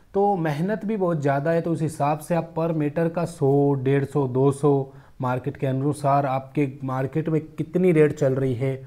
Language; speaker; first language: Hindi; native; Hindi